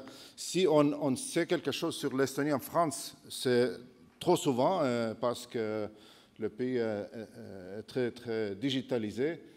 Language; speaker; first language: French; non-native, fluent; Estonian